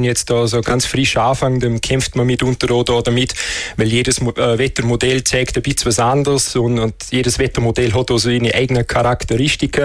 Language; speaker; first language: German; native; German